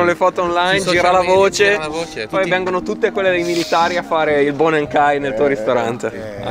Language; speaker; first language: Italian; native; Italian